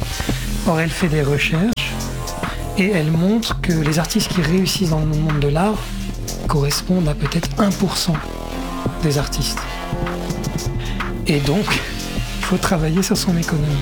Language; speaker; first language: French; native; French